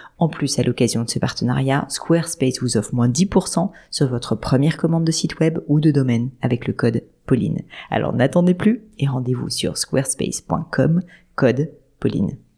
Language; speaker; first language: French; native; French